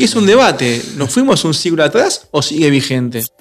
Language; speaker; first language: Spanish; native; Spanish